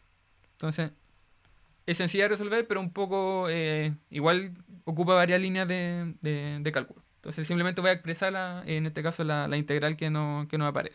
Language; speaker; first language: Spanish; native; Spanish